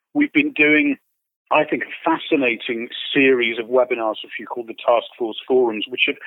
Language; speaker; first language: English; native; English